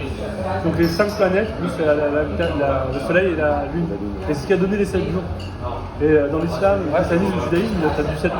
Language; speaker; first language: French; native; French